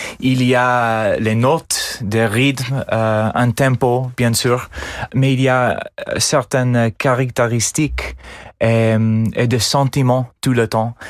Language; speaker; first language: French; non-native, fluent; English